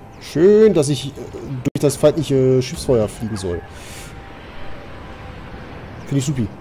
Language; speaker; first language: German; native; German